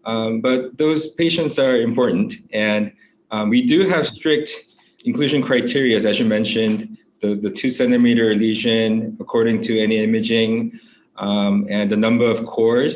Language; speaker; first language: English; non-native, fluent; Korean